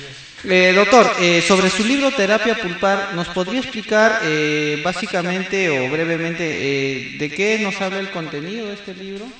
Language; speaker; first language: Spanish; native; Spanish